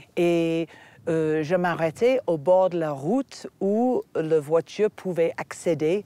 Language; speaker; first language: French; non-native, fluent; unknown